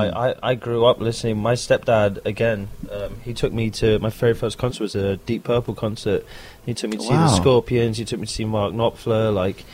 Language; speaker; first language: English; native; English